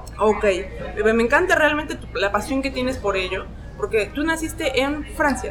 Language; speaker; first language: Spanish; native; Spanish